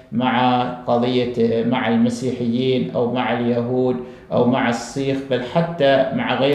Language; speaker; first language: Arabic; native; Arabic